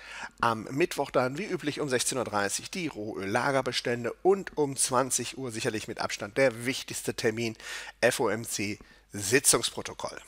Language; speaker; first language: German; native; German